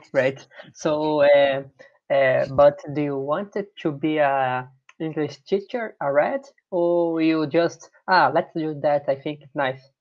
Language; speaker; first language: English; non-native, learner; Portuguese